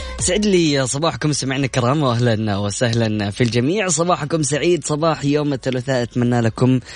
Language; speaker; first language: Arabic; native; Arabic